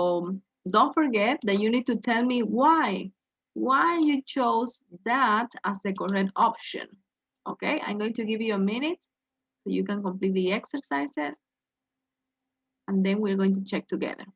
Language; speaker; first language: English; non-native, fluent; Spanish